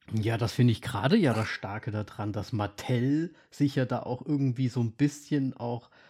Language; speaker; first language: German; native; German